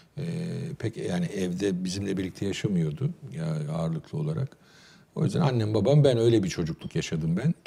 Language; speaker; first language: Turkish; native; Turkish